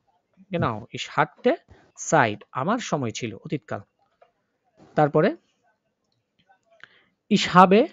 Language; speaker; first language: German; non-native, learner; Bangla